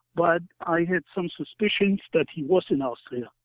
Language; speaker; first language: English; non-native, fluent; German